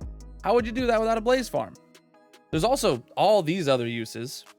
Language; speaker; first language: English; native; English